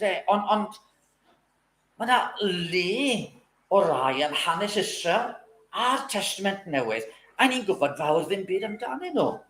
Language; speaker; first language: Welsh; native; Welsh